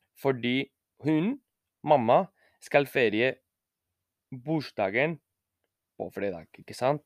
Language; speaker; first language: Norwegian; non-native, fluent; Spanish